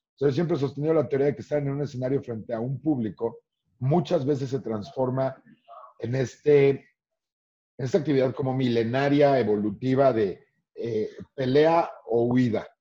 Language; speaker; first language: Spanish; native; Spanish